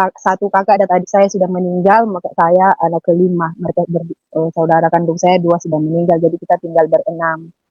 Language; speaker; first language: Indonesian; native; Indonesian